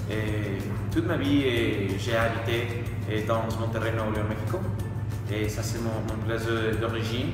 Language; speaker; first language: French; non-native, learner; Spanish